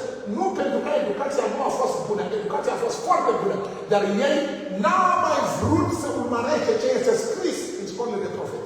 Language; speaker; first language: Romanian; non-native, learner; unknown